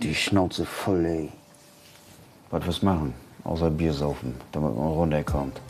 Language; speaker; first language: German; native; German